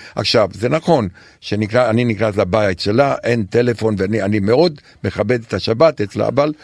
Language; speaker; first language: Hebrew; non-native, fluent; Romanian